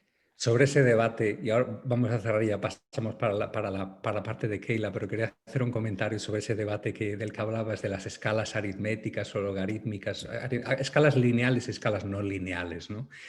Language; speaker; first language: Spanish; native; Spanish